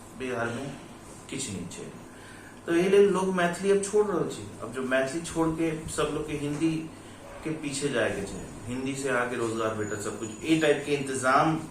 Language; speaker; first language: Maithili; non-native, local second language; Bhojpuri